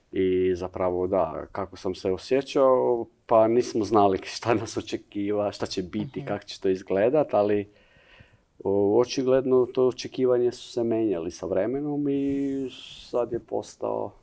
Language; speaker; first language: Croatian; non-native, learner; Albanian